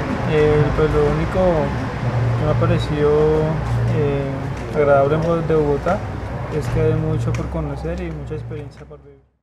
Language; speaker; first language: Spanish; native; Spanish